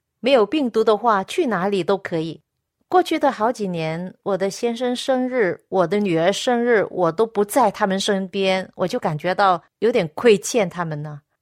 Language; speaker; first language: Chinese; non-native, local second language; Cantonese